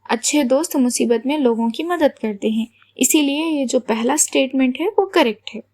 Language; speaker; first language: Hindi; non-native, local second language; Telugu